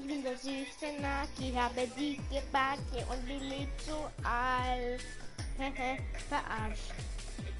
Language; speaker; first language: German; early bilingual, other home language; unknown